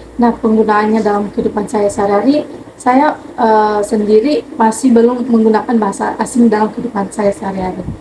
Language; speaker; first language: Indonesian; non-native, local second language; Nias